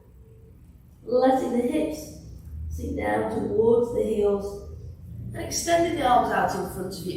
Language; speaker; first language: English; native; English